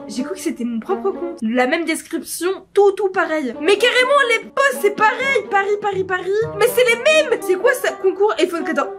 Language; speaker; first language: French; native; French